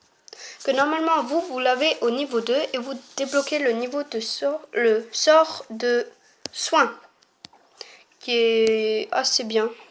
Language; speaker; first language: French; native; French